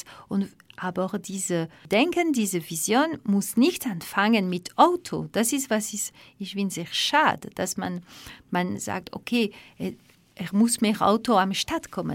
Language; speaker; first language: German; non-native, fluent; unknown